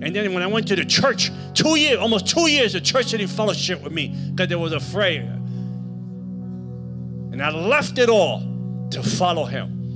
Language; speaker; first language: English; early bilingual, other home language; Spanish